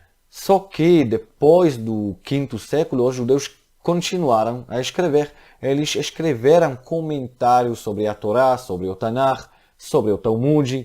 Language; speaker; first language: Portuguese; non-native, fluent; Hebrew